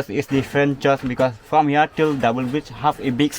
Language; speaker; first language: English; non-native, local second language; Khasi